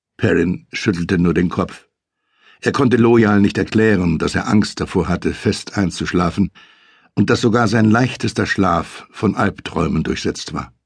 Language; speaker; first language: German; native; German